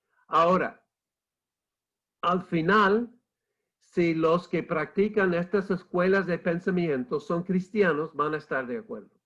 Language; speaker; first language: Spanish; non-native, fluent; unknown